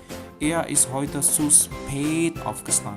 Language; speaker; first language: German; non-native, fluent; Indonesian